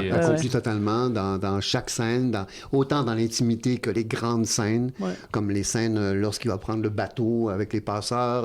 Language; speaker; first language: French; native; French